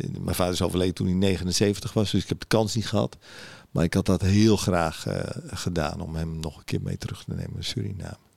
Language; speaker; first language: Dutch; early bilingual, other home language; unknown